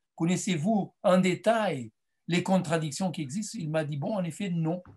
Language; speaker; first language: French; non-native, fluent; Portuguese